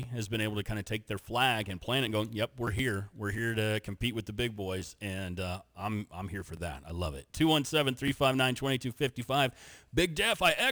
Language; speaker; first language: English; native; English